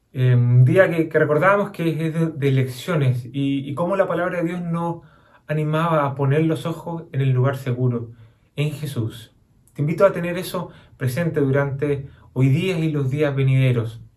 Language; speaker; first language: Spanish; native; Spanish